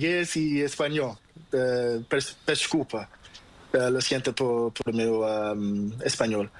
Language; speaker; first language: Spanish; non-native, learner; Portuguese